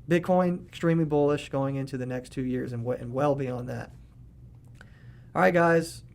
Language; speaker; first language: English; native; English